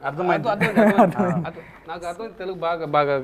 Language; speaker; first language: Telugu; non-native, local second language; Tamil